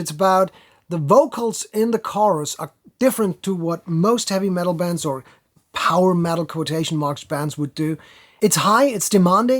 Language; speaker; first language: English; non-native, fluent; German